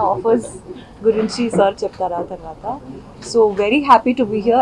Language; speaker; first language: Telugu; non-native, learner; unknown